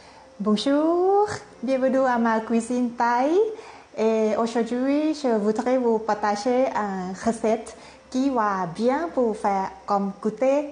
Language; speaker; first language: French; non-native, learner; Thai